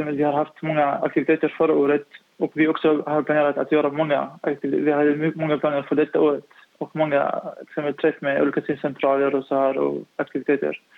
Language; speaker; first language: Swedish; non-native, fluent; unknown